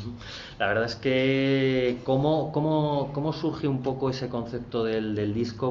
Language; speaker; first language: Spanish; native; Spanish